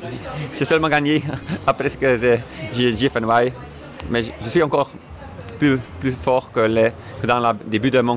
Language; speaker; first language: French; non-native, fluent; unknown